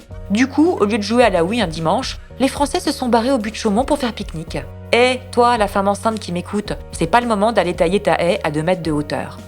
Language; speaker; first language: French; native; French